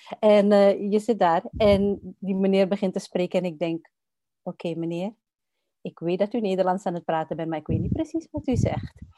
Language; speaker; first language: Dutch; native; Dutch